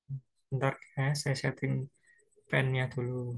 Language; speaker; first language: Indonesian; native; Indonesian